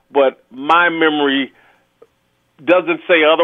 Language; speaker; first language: English; native; English